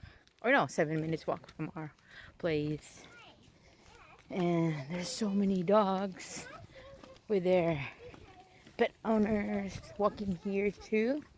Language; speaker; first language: English; non-native, local second language; Filipino